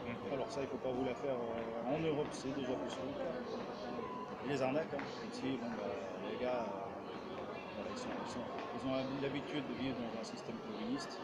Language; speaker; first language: French; native; French